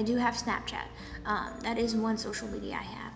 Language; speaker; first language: English; non-native, fluent; Polish